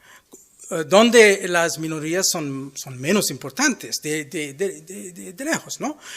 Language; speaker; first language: Spanish; non-native, fluent; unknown